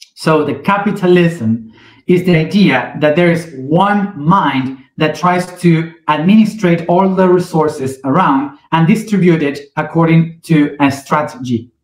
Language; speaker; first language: English; non-native, fluent; Spanish